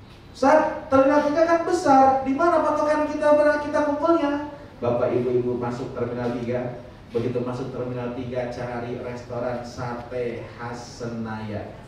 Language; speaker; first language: Indonesian; native; Indonesian